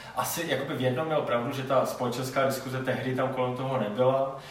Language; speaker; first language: Czech; non-native, local second language; Polish